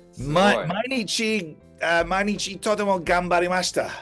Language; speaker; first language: Japanese; non-native, learner; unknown